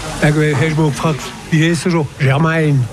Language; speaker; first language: German; non-native, local second language; French